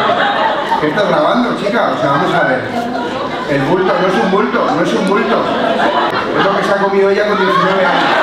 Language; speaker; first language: Spanish; native; Spanish